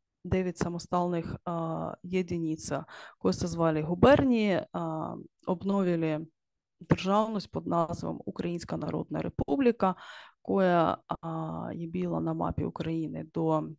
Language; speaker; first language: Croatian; non-native, learner; Ukrainian